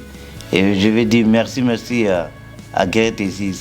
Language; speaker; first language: French; non-native, learner; Arabic